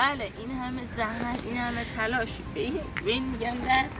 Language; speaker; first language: Persian; native; Persian